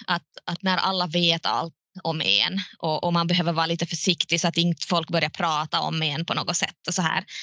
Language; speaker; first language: Swedish; native; Swedish